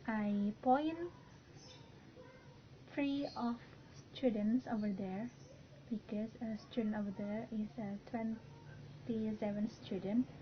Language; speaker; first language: English; non-native, learner; Indonesian